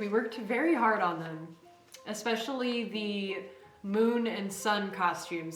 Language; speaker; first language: English; native; English